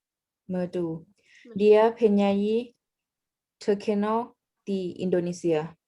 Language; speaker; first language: Indonesian; non-native, learner; Thai